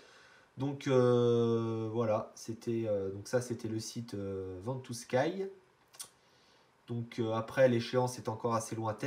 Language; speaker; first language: French; native; French